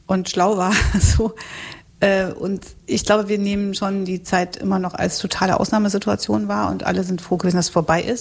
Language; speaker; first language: German; native; German